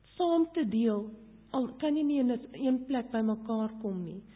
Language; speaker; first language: Afrikaans; non-native, local second language; English